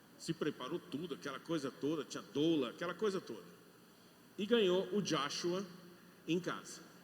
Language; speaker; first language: Portuguese; non-native, fluent; English